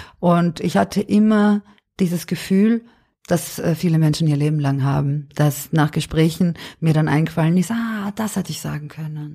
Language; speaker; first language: German; early bilingual, other home language; Serbian